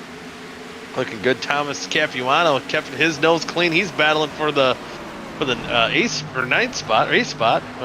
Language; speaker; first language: English; native; English